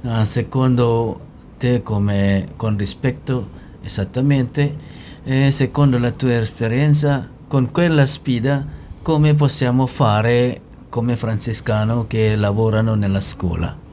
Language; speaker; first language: Italian; non-native, learner; Indonesian